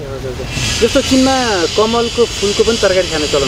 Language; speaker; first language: Nepali; native; Nepali